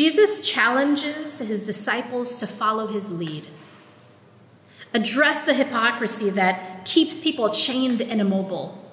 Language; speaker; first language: English; non-native, local second language; Filipino